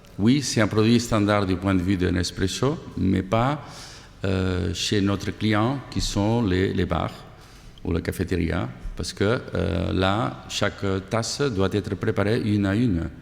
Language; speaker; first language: French; non-native, fluent; Catalan